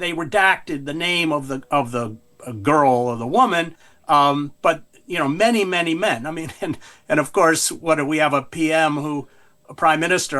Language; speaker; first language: English; native; English